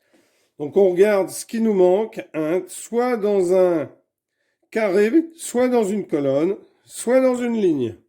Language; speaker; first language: French; native; French